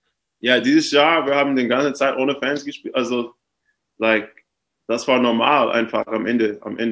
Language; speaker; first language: German; non-native, fluent; English